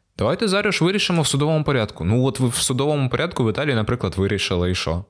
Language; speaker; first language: Ukrainian; native; Ukrainian